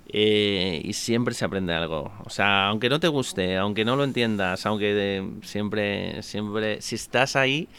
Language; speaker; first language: Spanish; native; Spanish